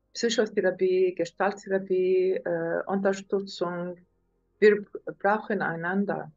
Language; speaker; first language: German; non-native, learner; Arabic